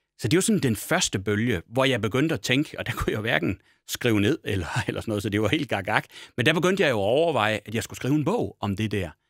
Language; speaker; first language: Danish; native; Danish